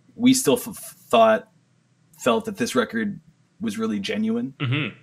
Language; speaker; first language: English; native; English